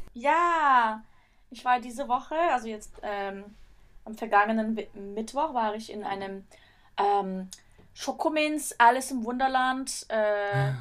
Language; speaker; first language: German; early bilingual, other home language; Turkish